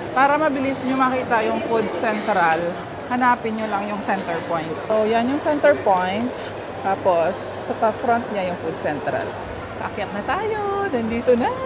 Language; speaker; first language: Filipino; non-native, local second language; Hiligaynon